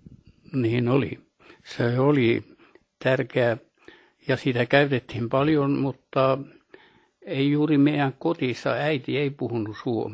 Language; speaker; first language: Finnish; early bilingual, heritage; Norwegian